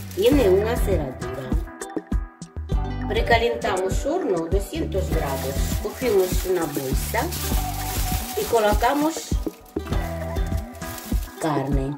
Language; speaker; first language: Spanish; non-native, learner; Ukrainian